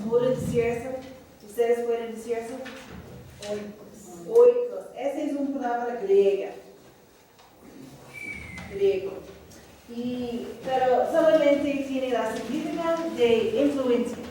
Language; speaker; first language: Spanish; non-native, fluent; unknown